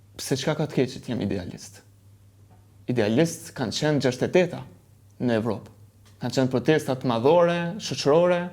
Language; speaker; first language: Albanian; early bilingual, heritage; Albanian